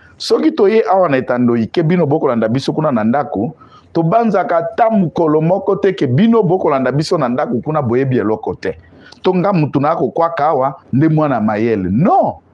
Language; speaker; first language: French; non-native, local second language; Lingala